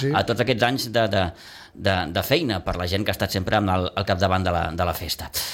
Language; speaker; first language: Catalan; native; Catalan